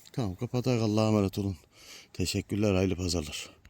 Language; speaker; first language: Turkish; native; Turkish